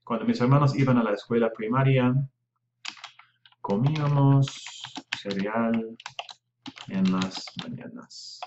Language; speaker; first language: Spanish; non-native, fluent; English